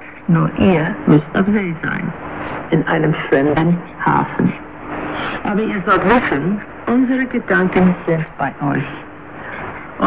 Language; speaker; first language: German; native; German